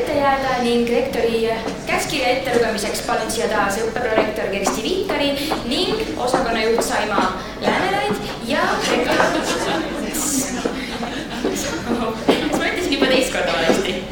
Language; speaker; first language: Estonian; native; Estonian